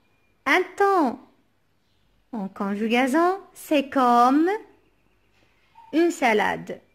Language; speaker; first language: French; non-native, local second language; Arabic